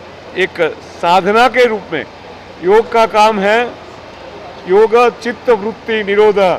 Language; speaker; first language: Hindi; native; Hindi